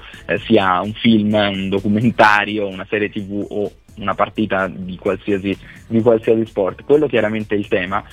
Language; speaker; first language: Italian; native; Italian